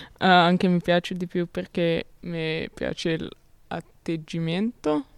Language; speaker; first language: Italian; non-native, learner; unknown